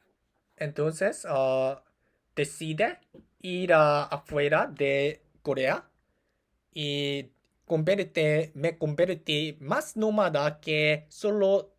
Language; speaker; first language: Spanish; non-native, learner; Korean